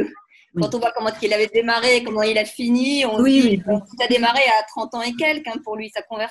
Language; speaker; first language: French; native; French